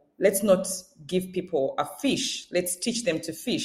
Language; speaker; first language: English; non-native, local second language; Ganda